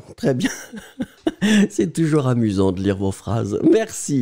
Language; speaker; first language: French; native; French